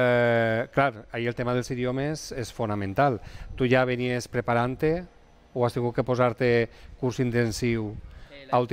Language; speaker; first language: Catalan; native; Catalan